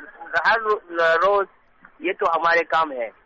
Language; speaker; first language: Hindi; non-native, learner; Hausa